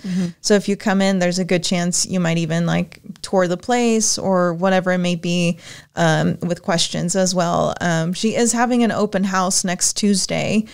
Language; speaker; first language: English; native; English